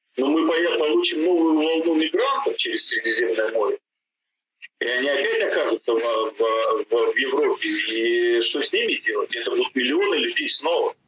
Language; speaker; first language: Russian; native; Russian